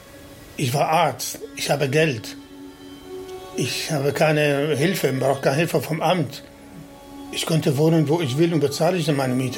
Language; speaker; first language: German; non-native, fluent; Arabic